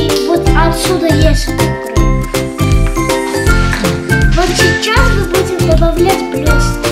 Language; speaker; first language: Russian; early bilingual, heritage; Russian